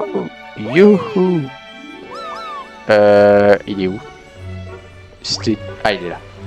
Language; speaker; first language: French; native; French